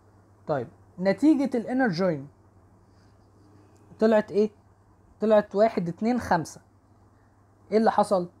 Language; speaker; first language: Arabic; native; Arabic